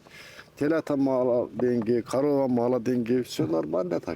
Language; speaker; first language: Russian; non-native, learner; Turkish